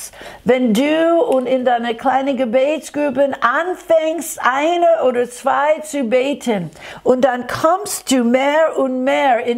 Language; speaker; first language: German; non-native, fluent; English